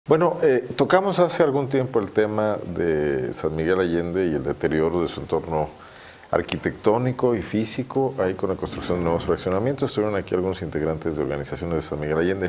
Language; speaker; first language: Spanish; native; Spanish